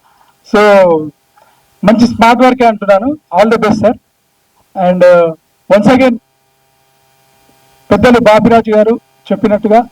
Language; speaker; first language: Telugu; native; Telugu